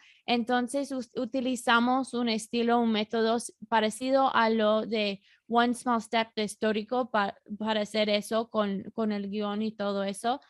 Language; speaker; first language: Spanish; non-native, fluent; English